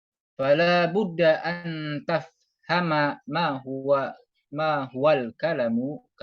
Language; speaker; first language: Arabic; non-native, learner; Indonesian